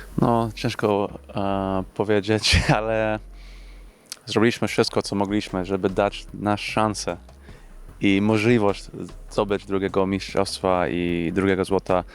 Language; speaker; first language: Polish; early bilingual, heritage; English